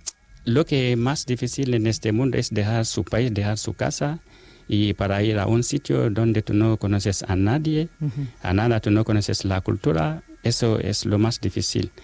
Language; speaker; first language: Spanish; non-native, fluent; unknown